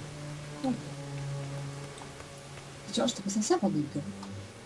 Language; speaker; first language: French; native; French